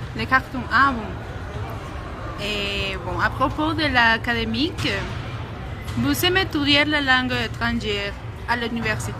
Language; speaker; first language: French; non-native, fluent; Spanish